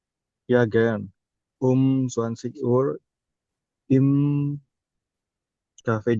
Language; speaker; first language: German; non-native, learner; Indonesian